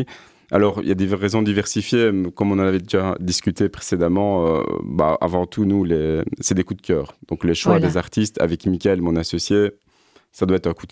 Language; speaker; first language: French; native; French